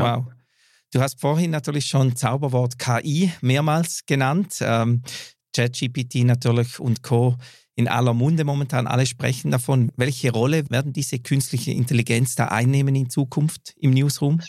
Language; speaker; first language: German; native; German